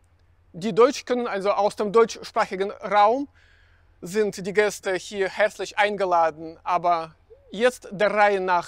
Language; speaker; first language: German; non-native, fluent; Russian